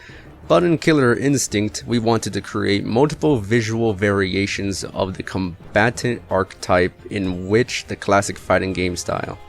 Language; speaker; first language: English; native; English